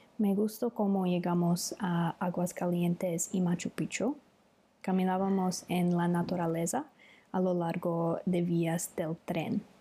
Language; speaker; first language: Spanish; non-native, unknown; English